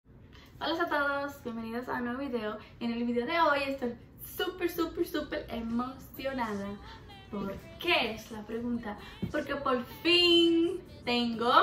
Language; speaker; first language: Spanish; early bilingual, heritage; Spanish